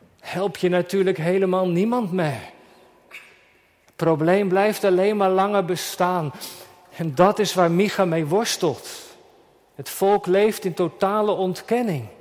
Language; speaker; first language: Dutch; native; Dutch